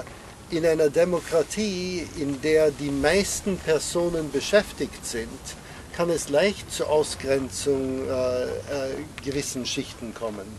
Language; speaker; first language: German; non-native, fluent; English